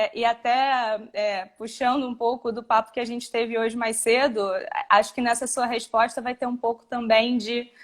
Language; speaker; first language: Portuguese; native; Portuguese